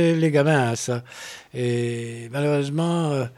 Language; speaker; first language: French; native; French